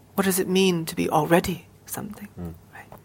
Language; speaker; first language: English; native; English